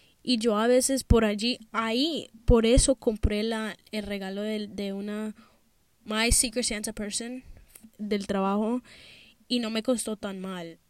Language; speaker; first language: Spanish; early bilingual, heritage; Spanish